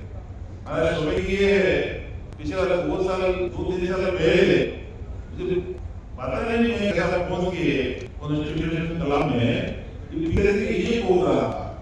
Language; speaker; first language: Hindi; non-native, learner; Bangla